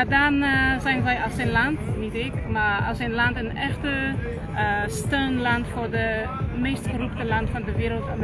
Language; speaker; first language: Dutch; non-native, fluent; Polish